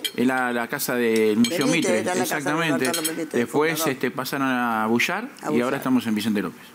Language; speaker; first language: Spanish; native; Spanish